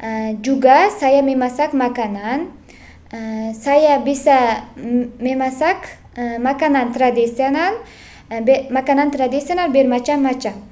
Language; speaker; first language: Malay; non-native, learner; Uzbek